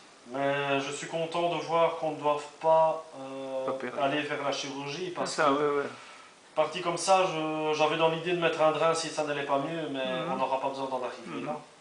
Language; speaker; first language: French; native; French